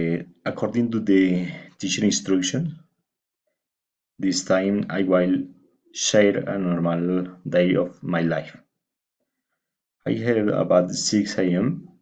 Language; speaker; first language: English; non-native, learner; Spanish